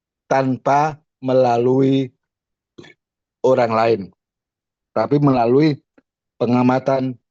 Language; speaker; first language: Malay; non-native, local second language; Javanese